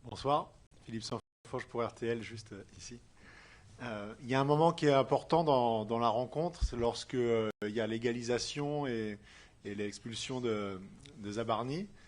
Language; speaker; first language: French; native; French